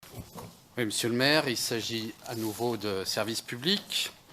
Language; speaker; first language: French; native; French